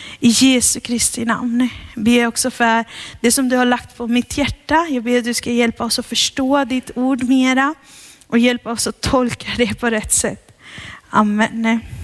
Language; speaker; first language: Swedish; early bilingual, heritage; Swedish